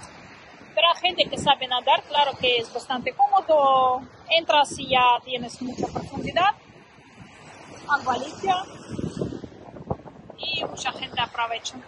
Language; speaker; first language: Spanish; non-native, learner; Russian